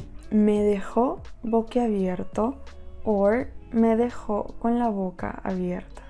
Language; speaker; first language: Spanish; native; Spanish